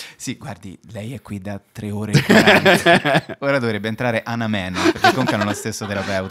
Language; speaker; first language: Italian; native; Italian